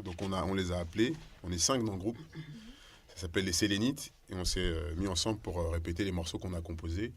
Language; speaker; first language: French; native; French